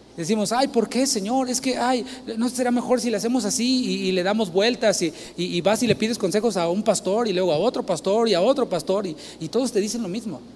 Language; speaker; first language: Spanish; native; Spanish